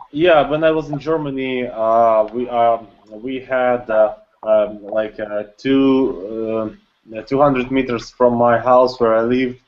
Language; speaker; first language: English; non-native, learner; Russian